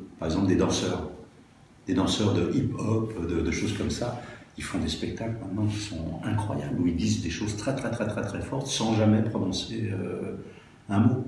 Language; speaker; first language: French; native; French